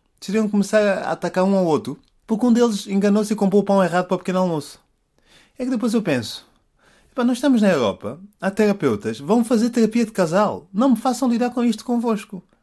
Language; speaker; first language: Portuguese; native; Portuguese